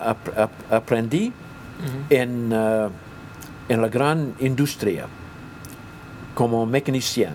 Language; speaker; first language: Spanish; non-native, fluent; English